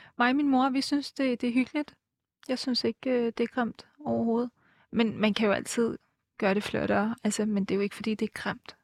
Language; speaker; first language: Danish; early bilingual, other home language; Persian